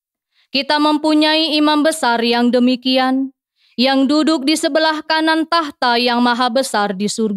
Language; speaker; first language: Indonesian; native; Indonesian